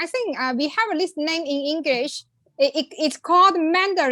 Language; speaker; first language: English; non-native, learner; Chinese